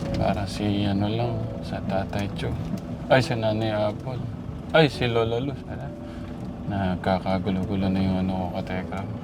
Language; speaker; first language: Filipino; native; Filipino